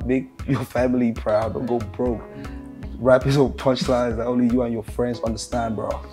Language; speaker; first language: English; non-native, local second language; Hausa